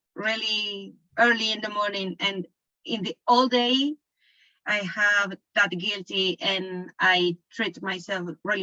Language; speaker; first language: English; non-native, learner; Spanish